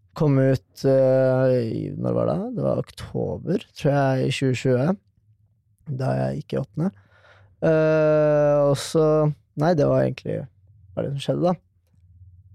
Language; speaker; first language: Norwegian; early bilingual, other home language; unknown